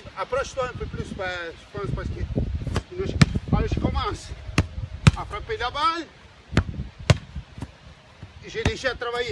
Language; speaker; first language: French; non-native, fluent; Spanish